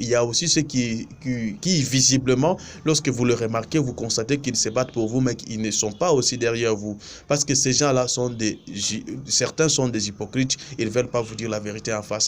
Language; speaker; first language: French; non-native, local second language; Luba-Lulua